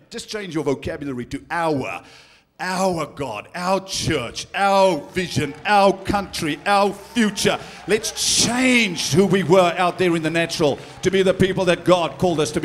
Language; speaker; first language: English; non-native, local second language; Afrikaans